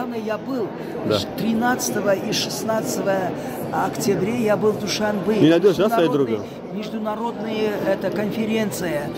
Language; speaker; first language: Russian; non-native, local second language; Uzbek